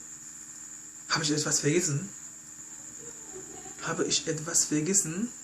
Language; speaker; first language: German; non-native, fluent; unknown